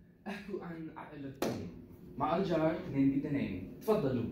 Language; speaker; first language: Arabic; non-native, learner; English